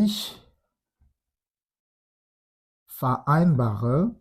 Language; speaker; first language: German; non-native, fluent; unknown